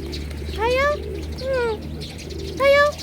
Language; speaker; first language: Chinese; non-native, learner; Filipino